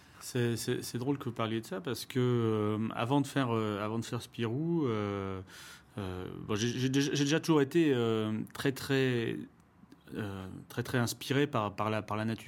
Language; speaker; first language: French; native; French